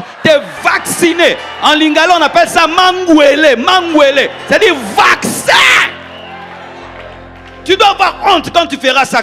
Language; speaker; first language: French; non-native, local second language; Lingala